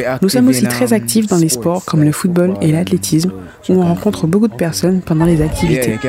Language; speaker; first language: French; non-native, fluent; English